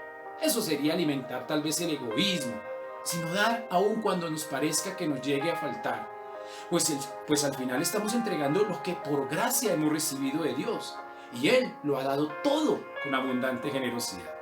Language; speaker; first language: Spanish; native; Spanish